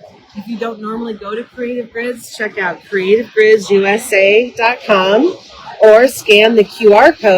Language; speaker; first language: English; native; English